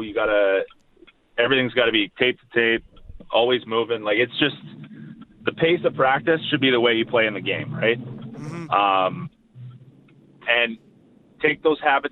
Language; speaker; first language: English; native; English